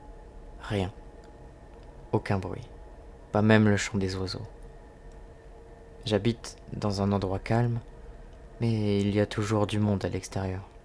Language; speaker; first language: French; native; French